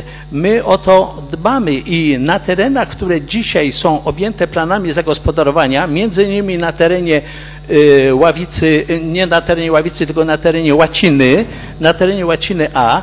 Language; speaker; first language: Polish; native; Polish